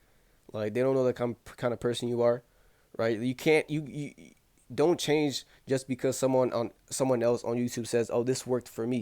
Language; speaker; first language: English; native; English